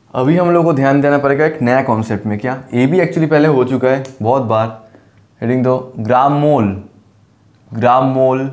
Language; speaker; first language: Hindi; non-native, local second language; Bangla